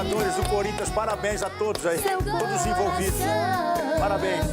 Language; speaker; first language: Portuguese; native; Portuguese